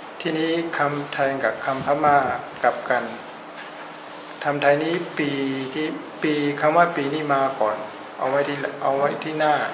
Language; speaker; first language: Thai; non-native, fluent; Burmese